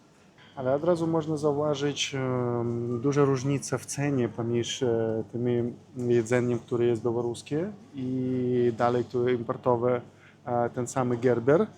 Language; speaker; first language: Polish; non-native, learner; Russian